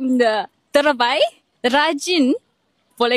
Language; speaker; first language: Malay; non-native, learner; Chinese